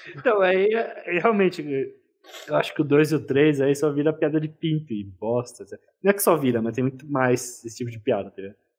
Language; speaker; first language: Portuguese; native; Portuguese